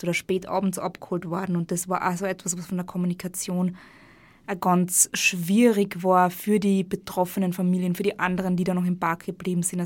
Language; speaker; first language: German; native; German